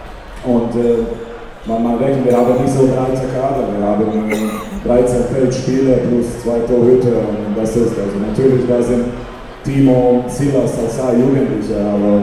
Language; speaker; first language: German; non-native, fluent; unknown